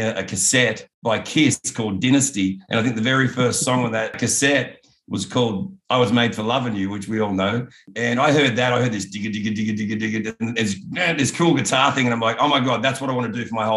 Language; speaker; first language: English; native; English